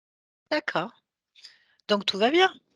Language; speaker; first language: French; native; French